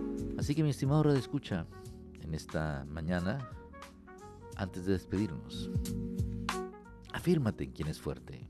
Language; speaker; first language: Spanish; native; Spanish